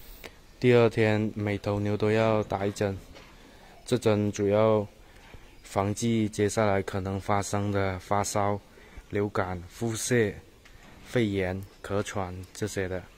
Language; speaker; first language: Chinese; non-native, local second language; Cantonese